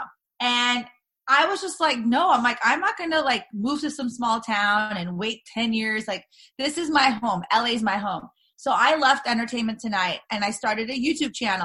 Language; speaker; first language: English; native; English